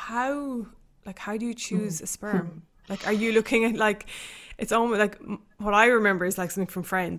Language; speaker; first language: English; native; English